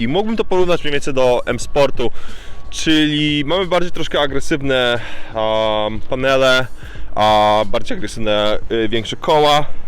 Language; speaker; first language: Polish; early bilingual, heritage; Polish